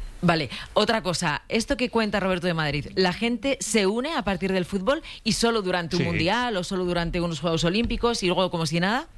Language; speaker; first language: Spanish; native; Spanish